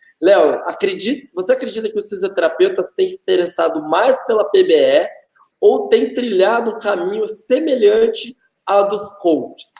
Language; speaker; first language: Portuguese; native; Portuguese